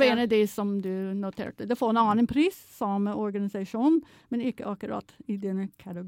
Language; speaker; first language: Norwegian; non-native, fluent; English